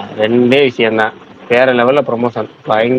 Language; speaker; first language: Tamil; native; Tamil